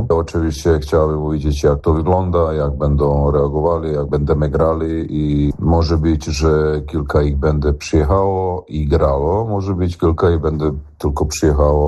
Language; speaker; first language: Polish; non-native, learner; Serbian